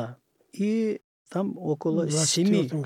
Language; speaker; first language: Russian; non-native, learner; Uzbek